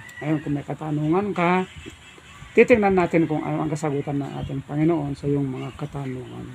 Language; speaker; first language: Filipino; non-native, local second language; Iloko